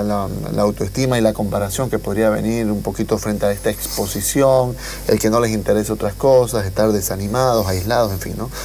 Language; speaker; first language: Spanish; native; Spanish